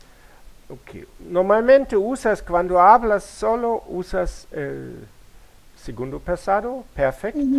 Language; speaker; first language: Spanish; non-native, learner; German